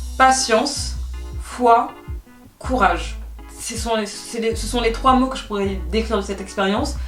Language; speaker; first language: French; native; French